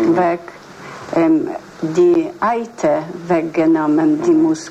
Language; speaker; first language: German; non-native, learner; Polish